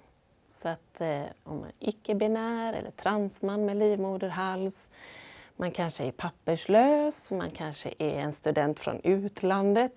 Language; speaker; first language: Swedish; native; Swedish